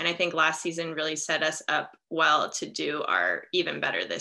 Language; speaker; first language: English; native; English